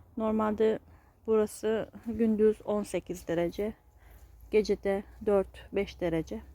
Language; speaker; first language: Turkish; native; Turkish